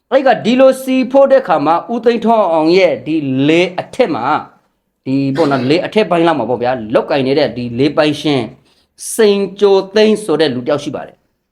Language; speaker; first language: Burmese; non-native, local second language; Rohingya